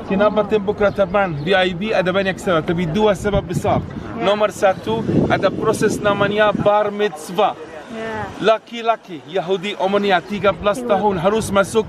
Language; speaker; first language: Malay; non-native, learner; Arabic